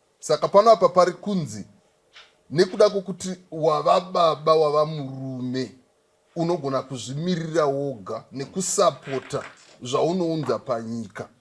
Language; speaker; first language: Shona; native; Shona